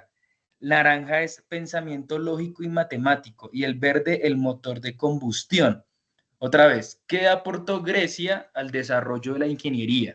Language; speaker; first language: Spanish; native; Spanish